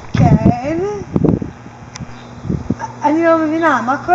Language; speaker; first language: Hebrew; non-native, learner; English